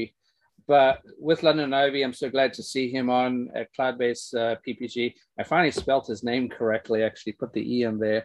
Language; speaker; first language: English; native; English